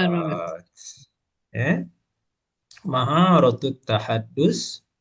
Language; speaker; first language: Arabic; non-native, fluent; Malay